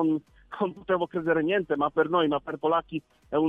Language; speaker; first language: Italian; non-native, learner; Polish